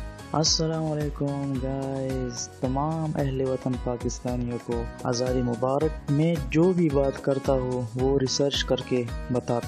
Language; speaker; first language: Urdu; non-native, local second language; Pashto